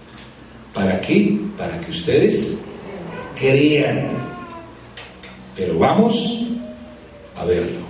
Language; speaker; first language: Spanish; native; Spanish